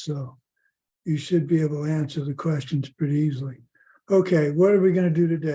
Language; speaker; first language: English; native; English